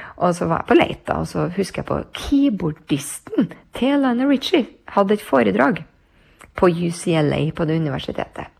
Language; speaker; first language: Norwegian; native; Norwegian